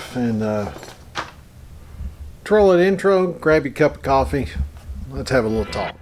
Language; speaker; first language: English; native; English